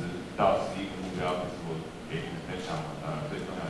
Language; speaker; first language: Chinese; early bilingual, heritage; English